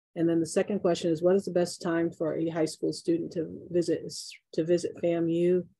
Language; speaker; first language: English; native; English